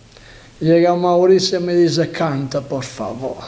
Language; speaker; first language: Spanish; non-native, learner; Italian